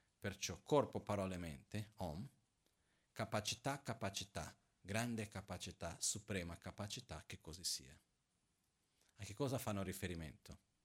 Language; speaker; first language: Italian; non-native, fluent; Portuguese